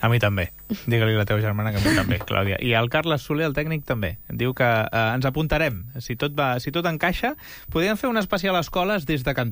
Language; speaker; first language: Catalan; native; Catalan